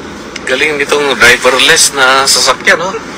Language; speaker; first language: Filipino; native; Filipino